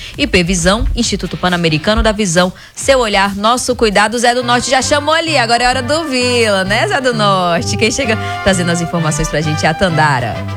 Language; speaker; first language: Portuguese; native; Portuguese